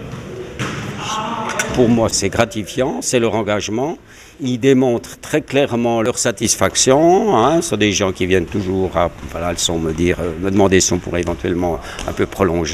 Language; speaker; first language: French; native; French